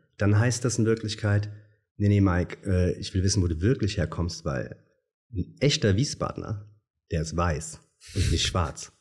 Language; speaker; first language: German; native; German